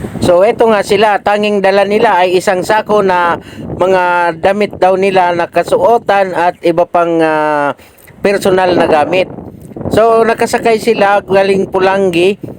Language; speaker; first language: Filipino; non-native, local second language; Bikol